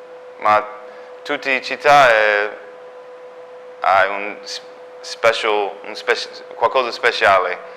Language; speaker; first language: Italian; non-native, learner; English